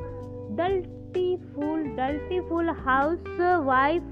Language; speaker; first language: English; non-native, local second language; Hindi